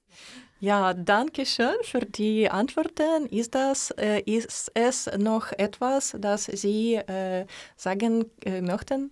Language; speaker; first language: German; non-native, learner; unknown